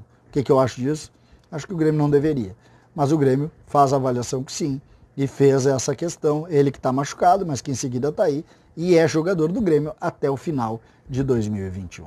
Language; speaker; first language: Portuguese; native; Portuguese